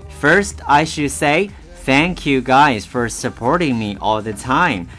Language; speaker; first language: English; non-native, fluent; Chinese